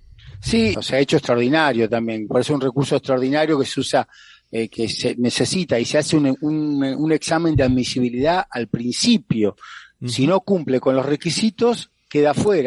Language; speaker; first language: Spanish; native; Spanish